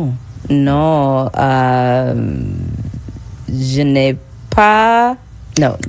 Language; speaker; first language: French; non-native, learner; English